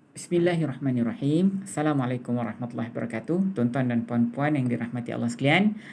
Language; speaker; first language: Malay; native; Malay